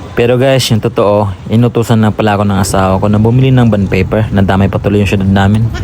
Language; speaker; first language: Filipino; non-native, local second language; Cebuano